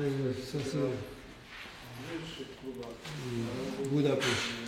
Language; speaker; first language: French; non-native, learner; Polish